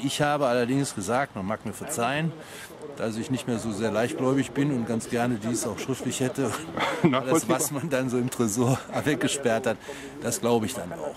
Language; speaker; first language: German; native; German